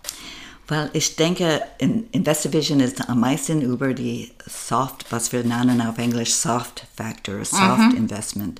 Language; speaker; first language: German; non-native, fluent; English